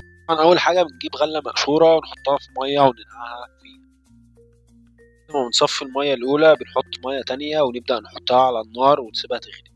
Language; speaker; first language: Arabic; native; Arabic